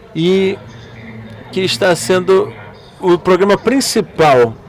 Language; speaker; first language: Portuguese; non-native, learner; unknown